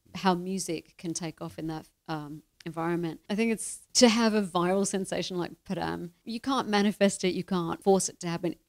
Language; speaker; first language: English; native; English